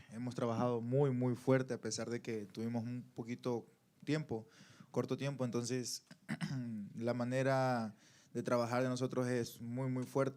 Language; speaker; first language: Spanish; native; Spanish